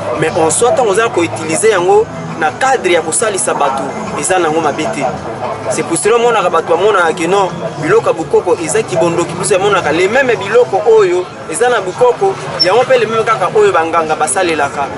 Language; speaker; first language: Lingala; non-native, local second language; Kongo